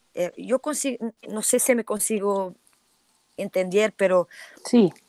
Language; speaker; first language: Spanish; non-native, learner; Portuguese